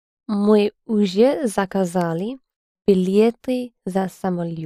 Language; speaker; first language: Russian; non-native, learner; English